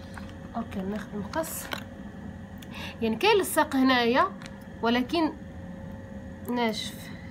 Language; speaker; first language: Arabic; native; Arabic